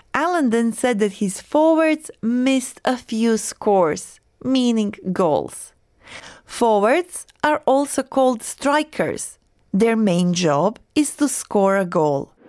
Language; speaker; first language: English; non-native, fluent; Croatian